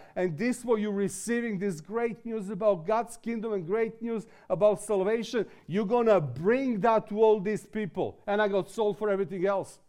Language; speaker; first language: English; non-native, fluent; Serbian